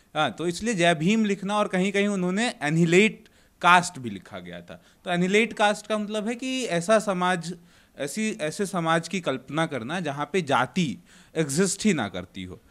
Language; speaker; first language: Hindi; native; Hindi